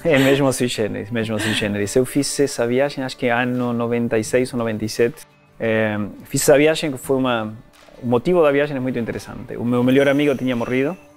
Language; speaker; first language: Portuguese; non-native, fluent; Spanish